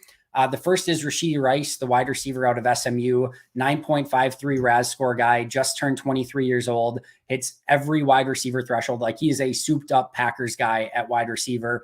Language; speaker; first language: English; native; English